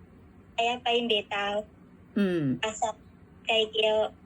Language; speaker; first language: Cantonese; non-native, learner; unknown